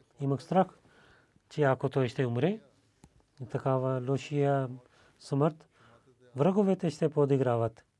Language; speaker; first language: Bulgarian; non-native, learner; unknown